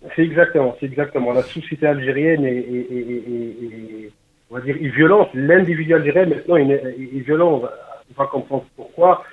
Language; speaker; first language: French; non-native, local second language; Arabic